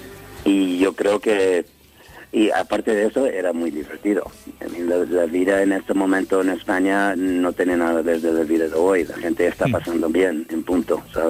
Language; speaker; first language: Spanish; non-native, learner; English